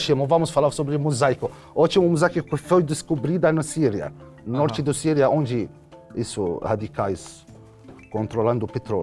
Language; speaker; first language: Portuguese; non-native, learner; Arabic